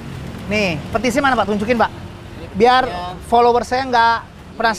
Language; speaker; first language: Indonesian; native; Indonesian